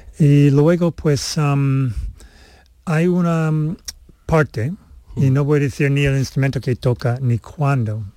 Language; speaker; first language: Spanish; non-native, fluent; English